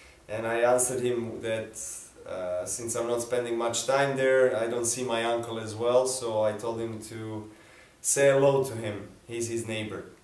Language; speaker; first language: English; non-native, fluent; Serbian